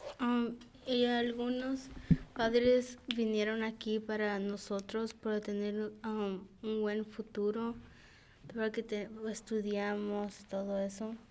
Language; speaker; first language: Spanish; early bilingual, heritage; Spanish